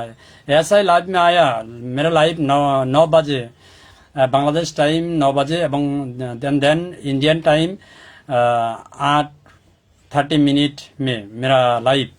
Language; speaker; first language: Hindi; non-native, learner; Bangla